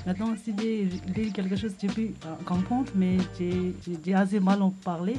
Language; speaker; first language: French; non-native, learner; Tibetan